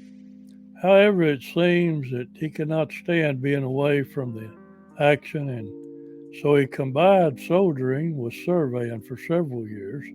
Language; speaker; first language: English; native; English